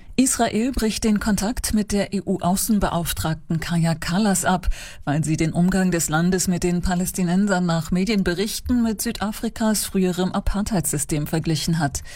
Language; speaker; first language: German; native; German